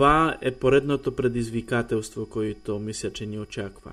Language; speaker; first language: Bulgarian; non-native, fluent; Polish